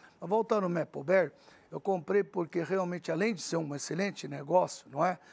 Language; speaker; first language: Portuguese; early bilingual, other home language; Arabic